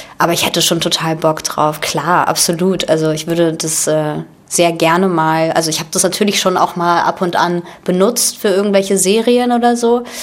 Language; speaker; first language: German; early bilingual, other home language; Russian